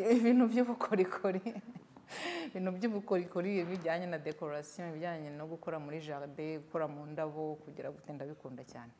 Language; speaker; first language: Kinyarwanda; native; Kinyarwanda